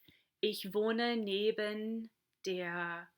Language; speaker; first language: German; non-native, fluent; English